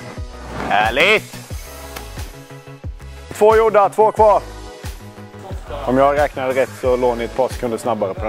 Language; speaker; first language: Swedish; native; Swedish